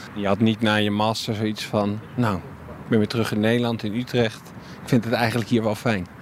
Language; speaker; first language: Dutch; native; Dutch